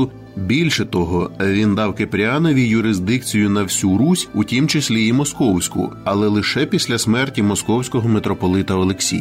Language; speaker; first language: Ukrainian; native; Ukrainian